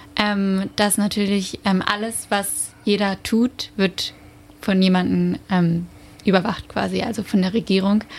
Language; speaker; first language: German; native; German